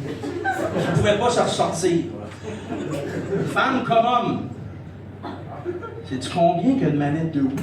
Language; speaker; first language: French; native; French